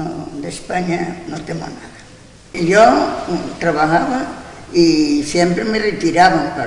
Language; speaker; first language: Spanish; non-native, local second language; Galician